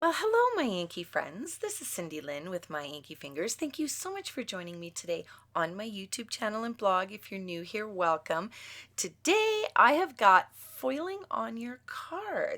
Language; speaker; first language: English; native; English